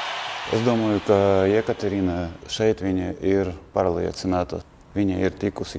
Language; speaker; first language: Latvian; non-native, local second language; Russian